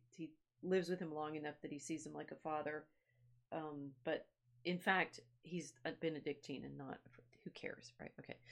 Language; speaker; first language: English; native; English